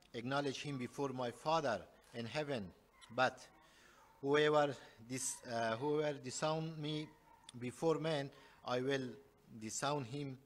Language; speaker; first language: English; non-native, learner; Persian